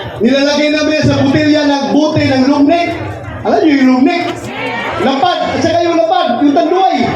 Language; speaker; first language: Filipino; non-native, local second language; Cebuano